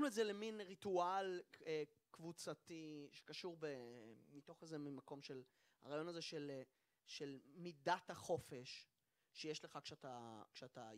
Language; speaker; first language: Hebrew; native; Hebrew